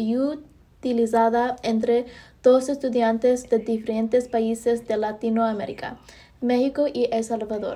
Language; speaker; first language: Spanish; early bilingual, heritage; Spanish